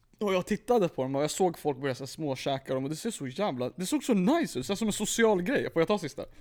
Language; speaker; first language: Swedish; early bilingual, other home language; Kurdish